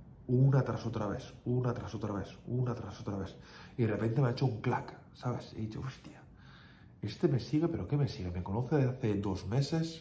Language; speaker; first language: Spanish; native; Spanish